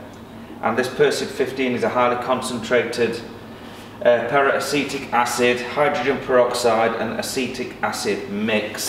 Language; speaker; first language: English; native; English